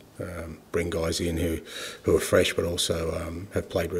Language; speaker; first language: English; native; English